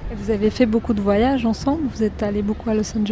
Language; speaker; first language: French; native; French